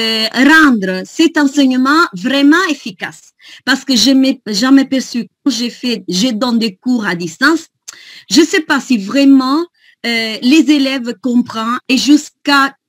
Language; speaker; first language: French; non-native, fluent; Italian